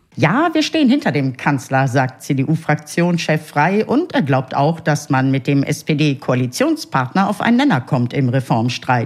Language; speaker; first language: German; native; German